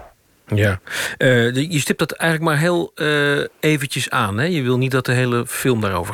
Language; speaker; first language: Dutch; native; Dutch